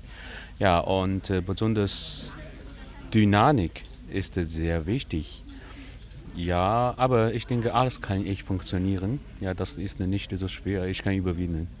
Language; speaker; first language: German; non-native, learner; Chinese